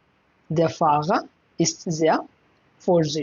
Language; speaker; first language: German; non-native, fluent; Bangla